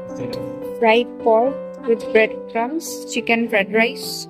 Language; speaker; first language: English; non-native, local second language; Bangla